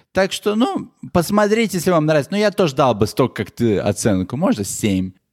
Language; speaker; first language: Russian; early bilingual, heritage; Russian